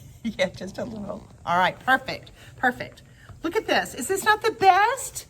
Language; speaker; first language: English; native; English